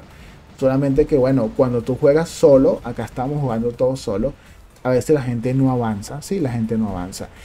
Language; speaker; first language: Spanish; native; Spanish